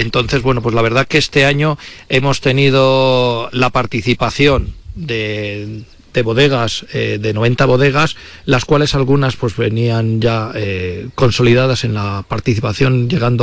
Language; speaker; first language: Spanish; native; Spanish